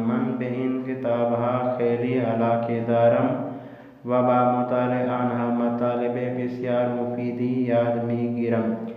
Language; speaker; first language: Persian; non-native, fluent; Urdu